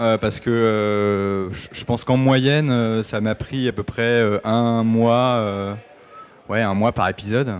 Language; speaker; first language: French; native; French